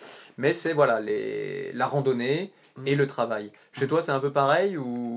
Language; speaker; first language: French; native; French